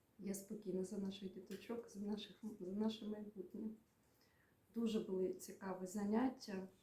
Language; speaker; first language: Ukrainian; non-native, local second language; Russian